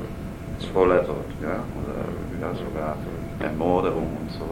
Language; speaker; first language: German; non-native, learner; Spanish